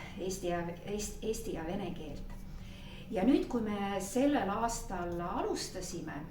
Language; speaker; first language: Estonian; non-native, local second language; Russian